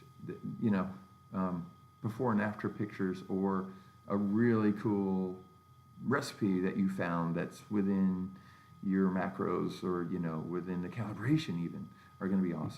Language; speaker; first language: English; native; English